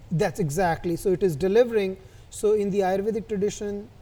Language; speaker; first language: English; non-native, local second language; Hindi